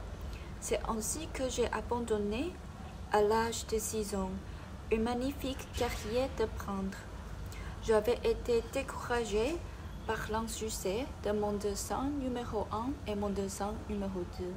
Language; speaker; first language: French; non-native, learner; Chinese